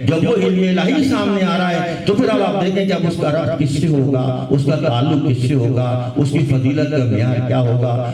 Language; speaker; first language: Urdu; native; Urdu